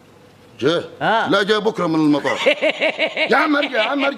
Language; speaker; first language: Arabic; native; Arabic